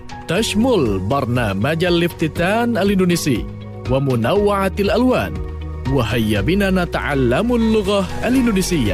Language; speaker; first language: Arabic; non-native, fluent; Indonesian